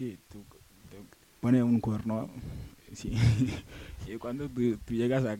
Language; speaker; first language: Spanish; non-native, learner; Wolof